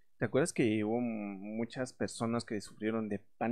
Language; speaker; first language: Spanish; native; Spanish